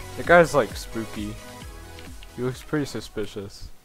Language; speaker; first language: English; native; English